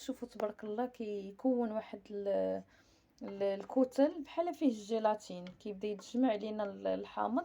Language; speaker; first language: Arabic; native; Arabic